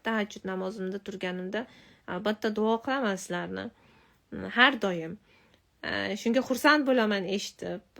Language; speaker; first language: Uzbek; non-native, local second language; Tajik